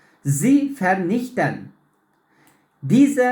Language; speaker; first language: German; non-native, learner; Uyghur